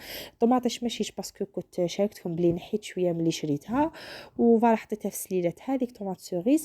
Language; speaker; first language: Arabic; native; Arabic